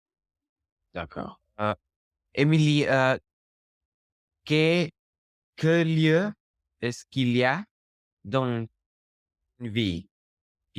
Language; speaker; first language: French; non-native, learner; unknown